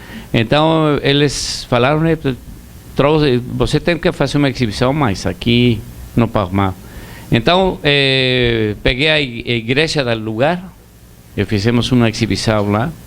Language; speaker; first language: Portuguese; non-native, learner; Spanish